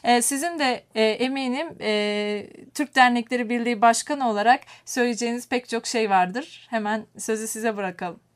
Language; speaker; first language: Turkish; native; Turkish